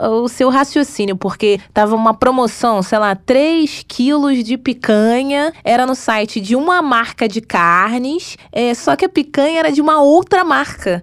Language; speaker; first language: Portuguese; native; Portuguese